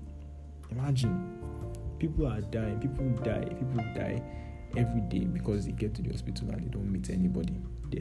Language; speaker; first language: English; non-native, local second language; Yoruba